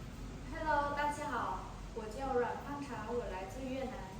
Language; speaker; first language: Chinese; non-native, learner; Vietnamese